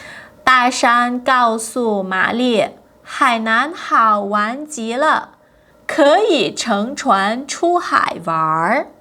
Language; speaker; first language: Chinese; non-native, fluent; Portuguese